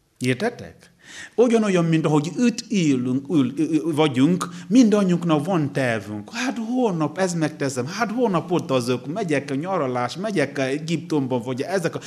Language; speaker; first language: Hungarian; non-native, learner; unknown